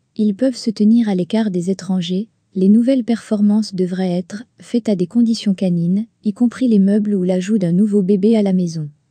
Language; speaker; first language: French; native; French